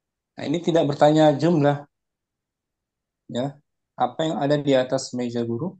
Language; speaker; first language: Indonesian; native; Indonesian